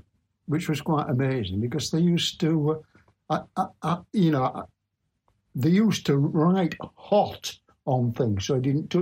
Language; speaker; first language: English; native; English